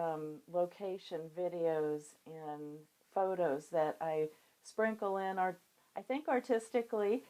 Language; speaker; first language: English; native; English